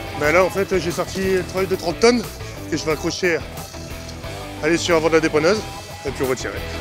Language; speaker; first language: French; native; French